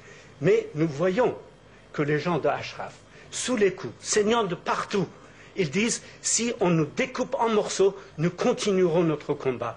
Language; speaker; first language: French; native; French